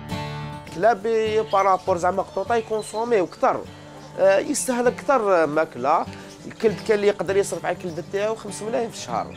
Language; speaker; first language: Arabic; native; Arabic